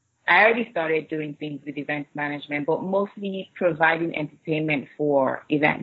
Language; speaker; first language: English; non-native, local second language; Igbo